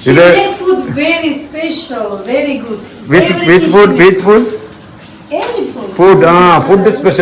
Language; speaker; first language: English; non-native, learner; Malayalam